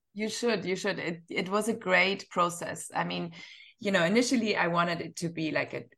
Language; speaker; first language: English; non-native, fluent; German